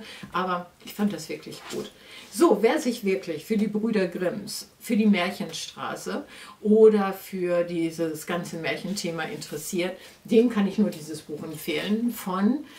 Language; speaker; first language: German; native; German